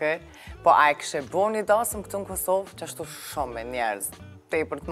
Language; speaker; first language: Albanian; native; Albanian